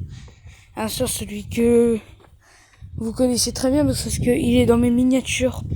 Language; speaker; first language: French; early bilingual, other home language; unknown